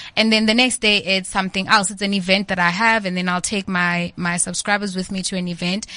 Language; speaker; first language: English; non-native, local second language; Southern Sotho